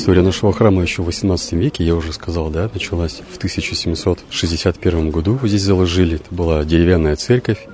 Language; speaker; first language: Russian; native; Russian